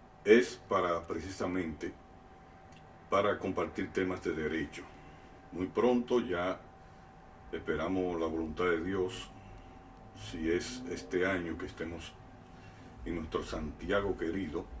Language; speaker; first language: Spanish; native; Spanish